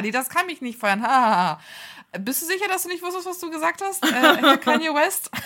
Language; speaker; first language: German; early bilingual, other home language; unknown